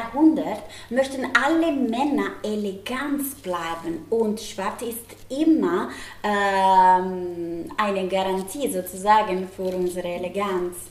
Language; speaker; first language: German; non-native, learner; Italian